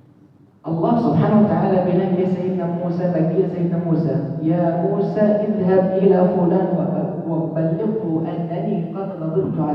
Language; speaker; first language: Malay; non-native, learner; Arabic